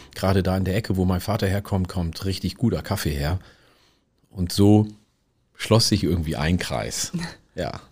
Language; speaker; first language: German; early bilingual, other home language; Oromo